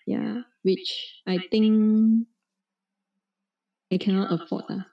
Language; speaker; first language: English; non-native, local second language; Chinese